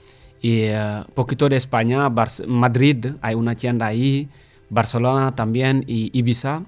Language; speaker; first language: Spanish; non-native, learner; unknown